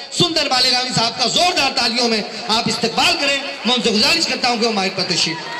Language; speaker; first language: Hindi; native; Hindi